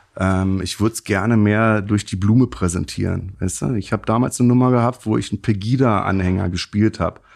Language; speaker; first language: German; native; German